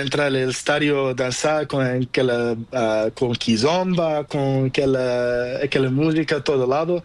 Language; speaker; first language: Spanish; non-native, learner; Portuguese